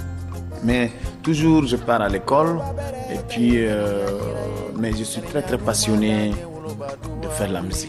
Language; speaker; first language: French; non-native, local second language; Bambara